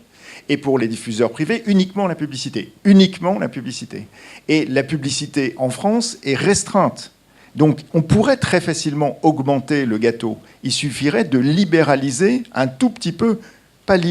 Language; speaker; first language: French; native; French